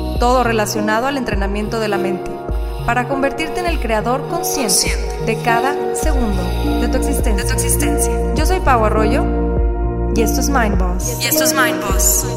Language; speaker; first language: Spanish; native; Spanish